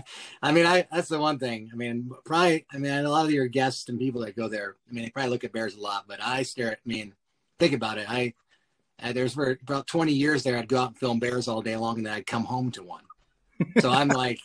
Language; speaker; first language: English; native; English